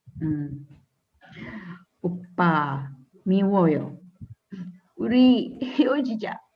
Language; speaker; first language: Korean; non-native, learner; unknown